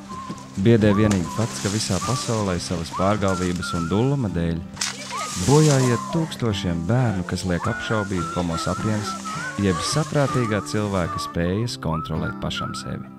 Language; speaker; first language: Latvian; native; Latvian